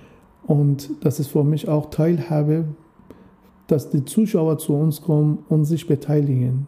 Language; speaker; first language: German; non-native, learner; Persian